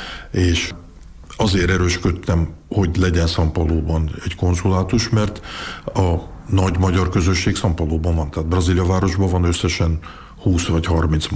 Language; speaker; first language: Hungarian; early bilingual, heritage; Hungarian